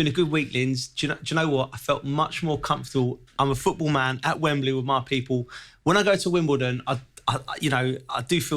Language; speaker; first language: English; native; English